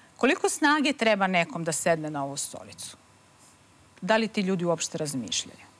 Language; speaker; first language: Serbian; native; Serbian